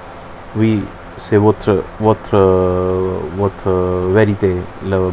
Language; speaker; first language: French; non-native, learner; Hindi